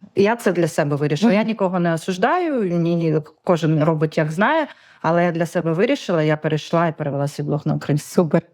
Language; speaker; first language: Ukrainian; non-native, local second language; Russian